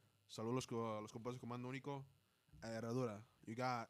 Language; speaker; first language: Spanish; early bilingual, heritage; Spanish